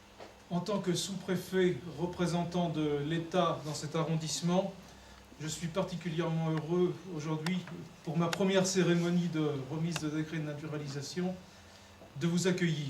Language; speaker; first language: French; native; French